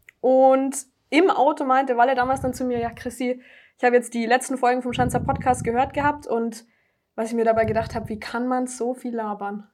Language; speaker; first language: German; native; German